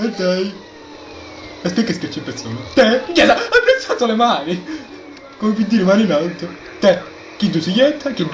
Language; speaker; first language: Italian; native; Italian